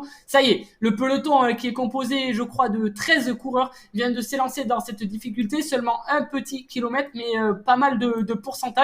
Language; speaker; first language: French; native; French